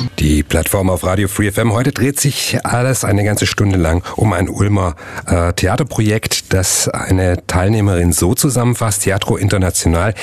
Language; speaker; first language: German; native; German